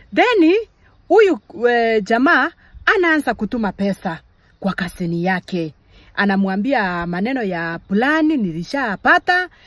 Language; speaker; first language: Swahili; non-native, local second language; Gusii